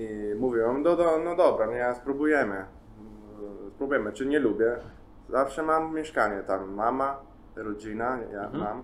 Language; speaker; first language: Polish; non-native, learner; Italian